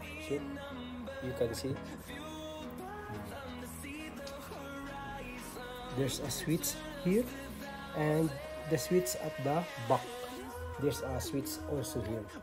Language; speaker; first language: English; non-native, local second language; Filipino